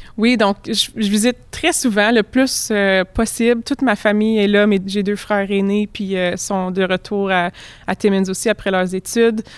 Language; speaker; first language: French; native; French